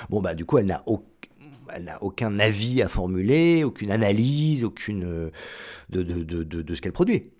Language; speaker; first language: French; native; French